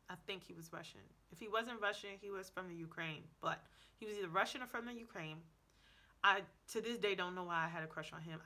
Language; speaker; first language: English; native; English